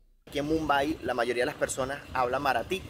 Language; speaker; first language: Spanish; native; Spanish